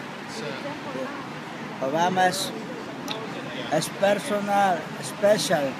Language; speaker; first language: English; non-native, learner; Spanish